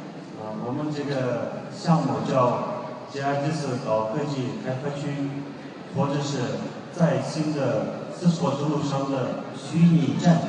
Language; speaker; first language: Chinese; non-native, learner; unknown